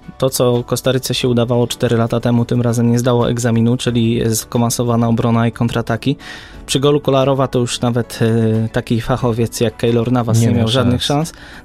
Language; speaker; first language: Polish; native; Polish